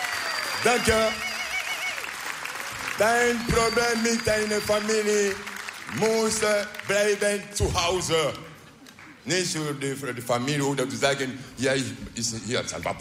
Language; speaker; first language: Dutch; non-native, learner; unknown